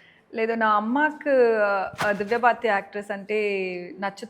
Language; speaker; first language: Telugu; non-native, learner; Tamil